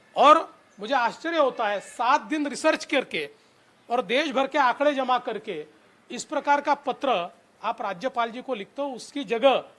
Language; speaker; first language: Hindi; non-native, local second language; Marathi